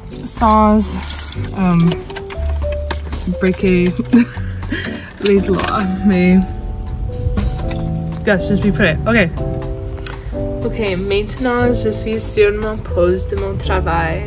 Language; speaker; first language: French; non-native, local second language; English